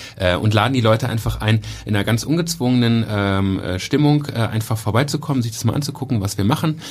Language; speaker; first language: German; native; German